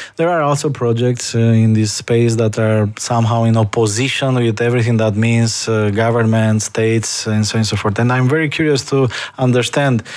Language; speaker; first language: English; non-native, fluent; Romanian